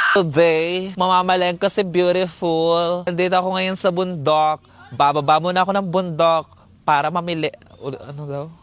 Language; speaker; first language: Filipino; native; Filipino